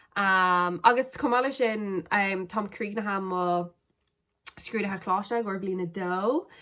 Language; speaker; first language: Irish; non-native, local second language; English